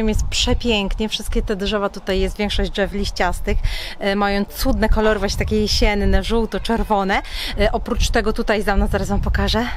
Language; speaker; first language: Polish; native; Polish